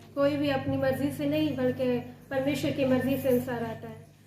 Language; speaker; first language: Hindi; non-native, local second language; Punjabi